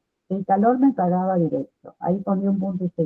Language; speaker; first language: Spanish; native; Spanish